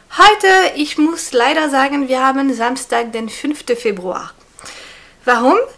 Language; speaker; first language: German; non-native, fluent; French